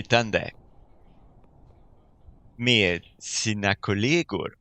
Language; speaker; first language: Swedish; non-native, fluent; French